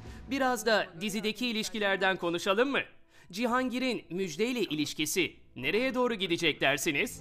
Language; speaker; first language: Turkish; native; Turkish